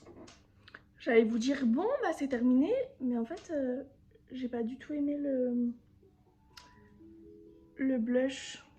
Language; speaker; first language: French; native; French